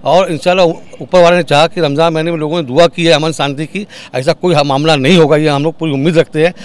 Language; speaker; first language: Hindi; non-native, local second language; Urdu